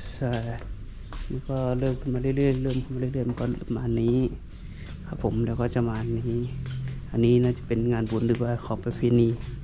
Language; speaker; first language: Thai; native; Thai